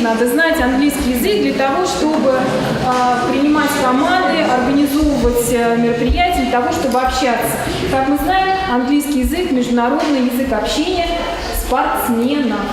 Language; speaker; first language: Russian; native; Russian